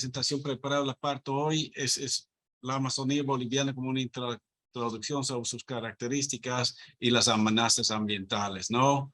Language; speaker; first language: Spanish; non-native, fluent; Dutch